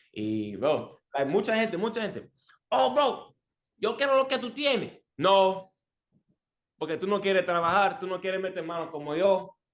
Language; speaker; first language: Spanish; early bilingual, heritage; Spanish